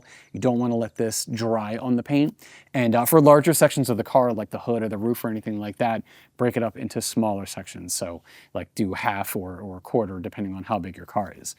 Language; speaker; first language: English; native; English